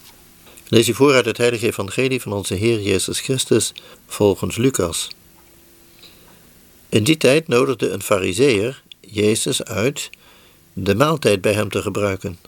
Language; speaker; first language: Dutch; native; Dutch